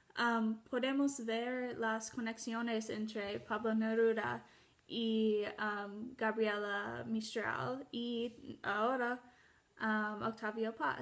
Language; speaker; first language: Spanish; non-native, learner; English